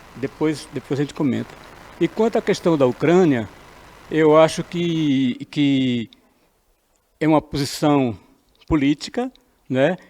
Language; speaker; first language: Portuguese; native; Portuguese